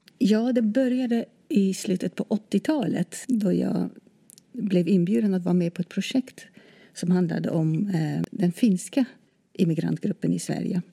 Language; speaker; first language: Swedish; non-native, fluent; Dutch